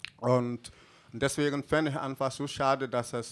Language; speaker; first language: German; non-native, fluent; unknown